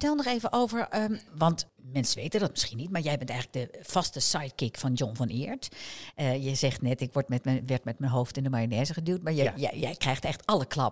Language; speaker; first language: Dutch; native; Dutch